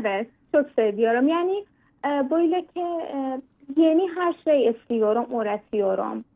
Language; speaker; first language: Turkish; non-native, learner; Persian